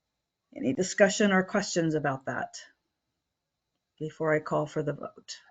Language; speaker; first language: English; native; English